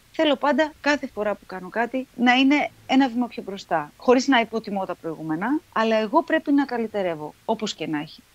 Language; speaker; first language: Greek; native; Greek